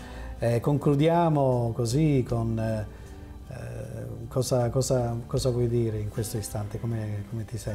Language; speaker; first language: Italian; native; Italian